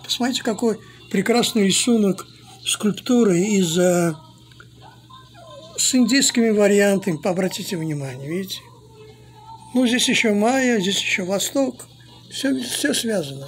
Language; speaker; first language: Russian; non-native, fluent; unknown